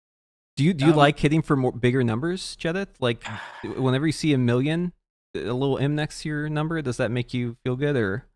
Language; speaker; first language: English; native; English